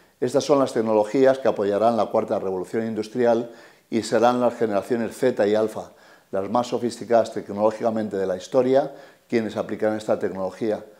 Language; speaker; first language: Spanish; native; Spanish